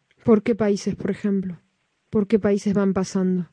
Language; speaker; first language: Spanish; native; Spanish